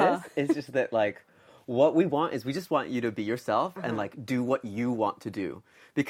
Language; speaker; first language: English; native; English